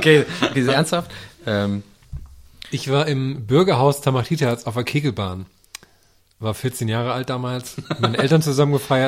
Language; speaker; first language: German; native; German